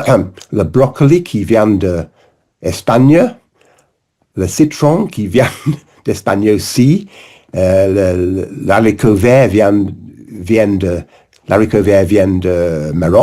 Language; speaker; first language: French; non-native, learner; English